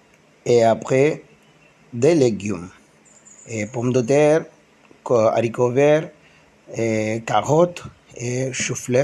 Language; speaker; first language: French; non-native, learner; Tamil